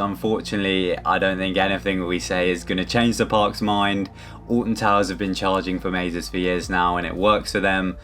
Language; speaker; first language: English; native; English